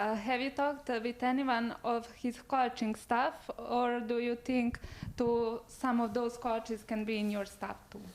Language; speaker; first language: English; non-native, fluent; Serbian